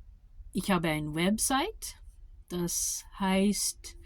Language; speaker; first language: German; non-native, learner; English